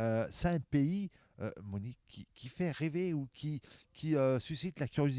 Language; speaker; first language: French; native; French